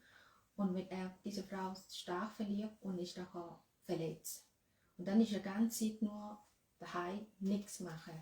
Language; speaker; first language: German; non-native, learner; Thai